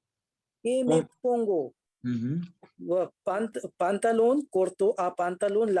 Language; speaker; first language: Spanish; non-native, learner; Hindi